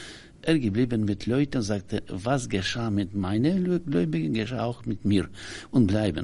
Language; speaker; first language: German; non-native, learner; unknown